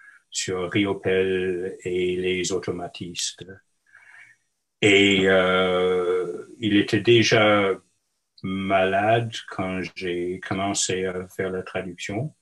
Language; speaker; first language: French; non-native, local second language; English